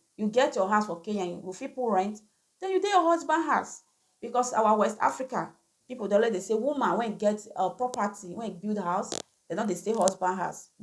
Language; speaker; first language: Nigerian Pidgin; native; Nigerian Pidgin